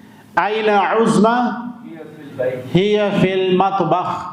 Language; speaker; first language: Arabic; non-native, fluent; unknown